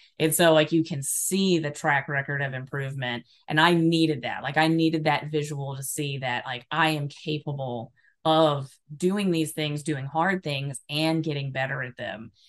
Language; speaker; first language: English; native; English